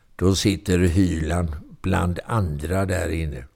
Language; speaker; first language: Swedish; native; Swedish